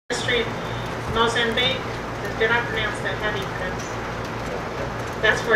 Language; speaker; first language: English; native; English